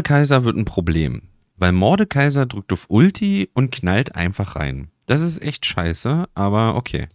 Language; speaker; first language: German; native; German